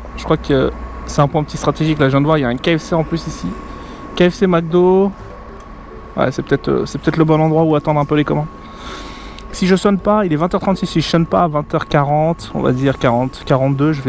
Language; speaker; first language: French; native; French